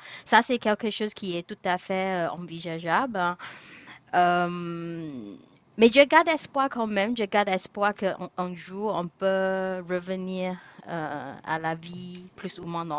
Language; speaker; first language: French; non-native, fluent; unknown